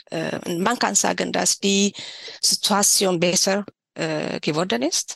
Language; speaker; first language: German; non-native, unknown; Tigrinya